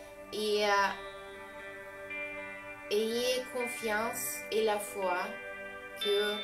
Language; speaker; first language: French; non-native, fluent; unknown